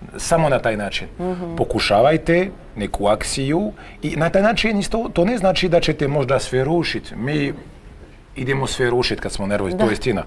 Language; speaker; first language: Croatian; non-native, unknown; French